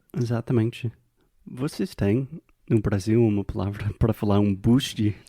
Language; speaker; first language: Portuguese; non-native, fluent; English